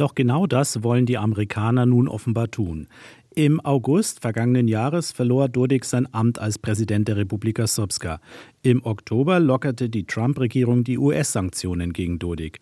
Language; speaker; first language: German; native; German